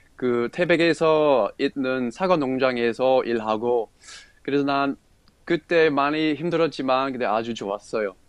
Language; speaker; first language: Korean; non-native, fluent; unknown